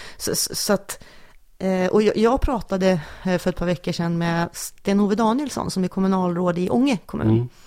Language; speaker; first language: Swedish; native; Swedish